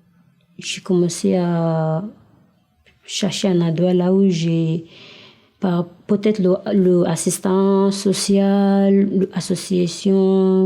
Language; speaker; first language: French; non-native, learner; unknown